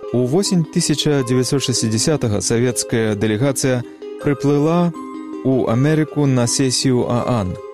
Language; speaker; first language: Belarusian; native; Belarusian